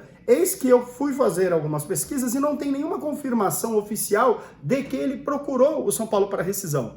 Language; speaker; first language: Portuguese; native; Portuguese